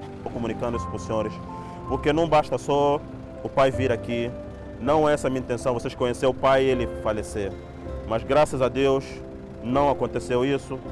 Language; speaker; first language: Portuguese; native; Portuguese